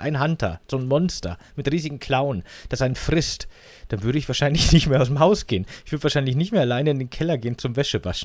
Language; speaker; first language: German; native; German